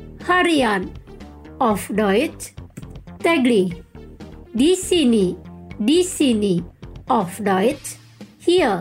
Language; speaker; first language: German; non-native, fluent; Indonesian